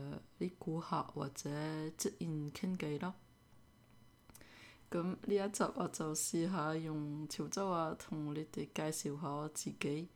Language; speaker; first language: Cantonese; early bilingual, heritage; Cantonese